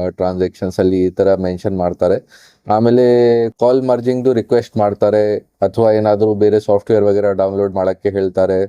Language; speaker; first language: Kannada; non-native, fluent; Hindi